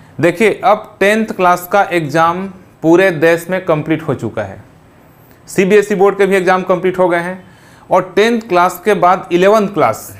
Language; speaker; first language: Hindi; native; Hindi